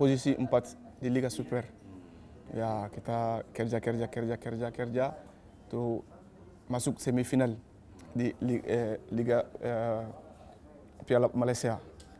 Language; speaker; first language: Indonesian; non-native, learner; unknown